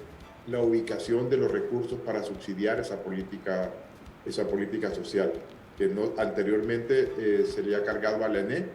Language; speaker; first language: Spanish; native; Spanish